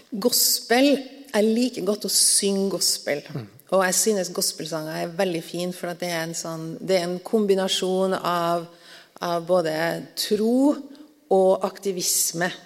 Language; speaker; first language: Norwegian; native; Norwegian